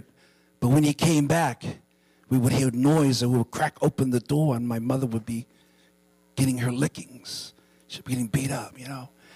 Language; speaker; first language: English; native; English